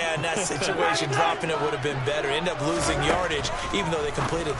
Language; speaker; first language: English; native; English